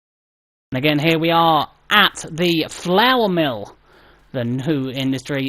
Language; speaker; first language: English; native; English